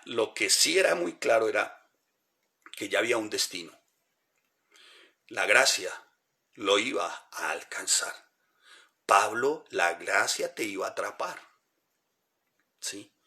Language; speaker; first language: Spanish; native; Spanish